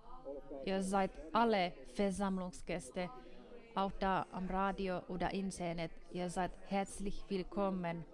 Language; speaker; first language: German; non-native, fluent; Finnish